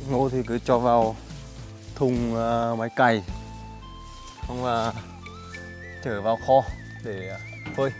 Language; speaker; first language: Vietnamese; native; Vietnamese